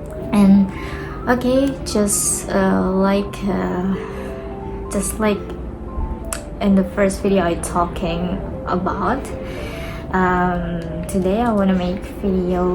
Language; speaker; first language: English; non-native, learner; Indonesian